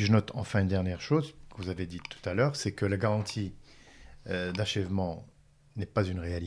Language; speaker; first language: French; non-native, local second language; Arabic